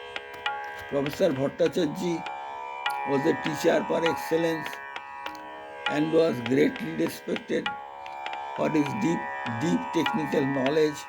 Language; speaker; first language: English; non-native, local second language; Bangla